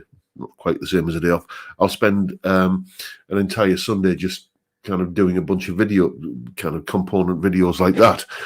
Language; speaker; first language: English; native; English